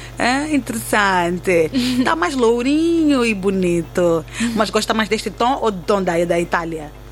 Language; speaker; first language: Portuguese; native; Portuguese